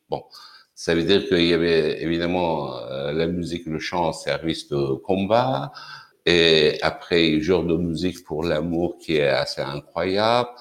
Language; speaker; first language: French; non-native, fluent; Persian